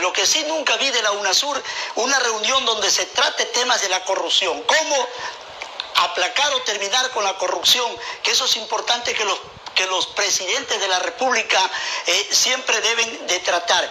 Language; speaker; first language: Spanish; native; Spanish